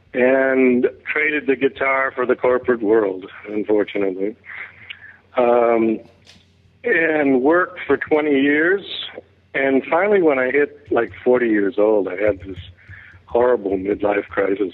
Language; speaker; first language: English; native; English